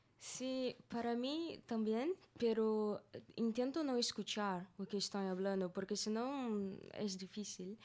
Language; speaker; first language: Spanish; non-native, learner; Portuguese